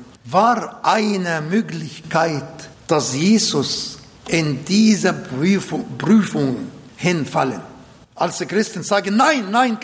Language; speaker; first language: German; non-native, fluent; Arabic